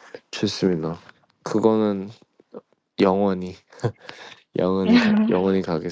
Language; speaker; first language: Korean; early bilingual, heritage; Korean